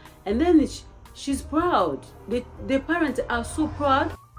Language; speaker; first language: English; non-native, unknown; Lingala